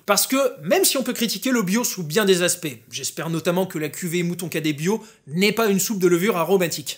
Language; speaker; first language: French; native; French